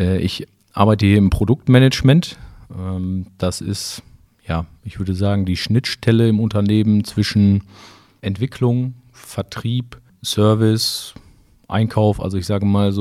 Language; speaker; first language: German; native; German